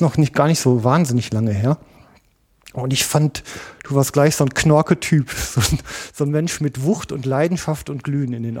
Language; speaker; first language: German; native; German